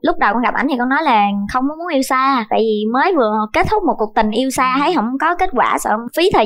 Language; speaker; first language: Vietnamese; native; Vietnamese